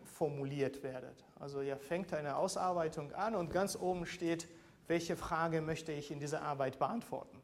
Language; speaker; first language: German; non-native, fluent; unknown